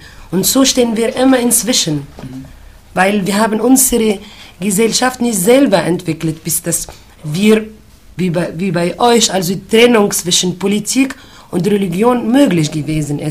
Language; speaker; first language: German; non-native, fluent; Arabic